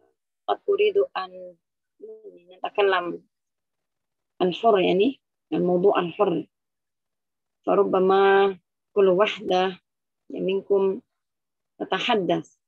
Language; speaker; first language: Arabic; non-native, fluent; Indonesian